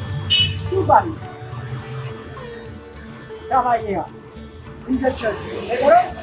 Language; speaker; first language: French; non-native, local second language; Morisyen